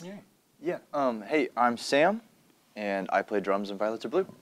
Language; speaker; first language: English; native; English